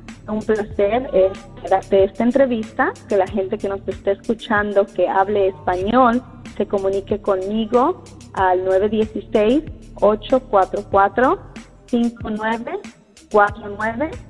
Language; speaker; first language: Spanish; early bilingual, heritage; Spanish